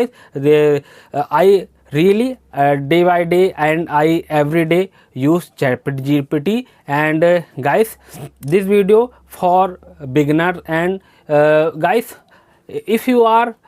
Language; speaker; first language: English; non-native, learner; Hindi